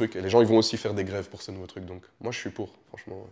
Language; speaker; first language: French; early bilingual, other home language; Romanian